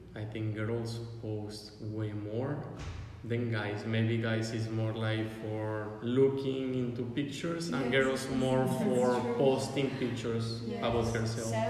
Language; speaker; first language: English; non-native, fluent; Spanish